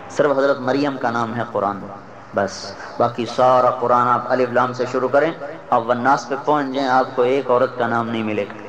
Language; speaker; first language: Urdu; non-native, local second language; Punjabi